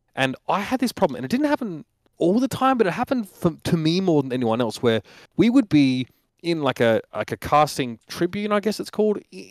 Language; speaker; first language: English; native; English